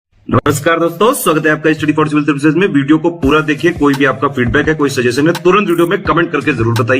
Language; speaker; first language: Hindi; native; Hindi